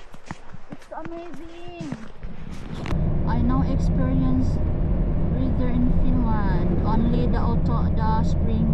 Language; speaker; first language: English; non-native, learner; Filipino